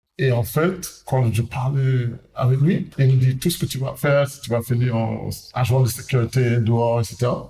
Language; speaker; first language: French; non-native, fluent; English